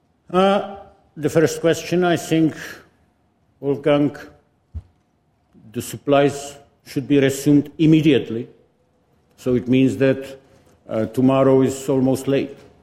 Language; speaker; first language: English; non-native, fluent; Czech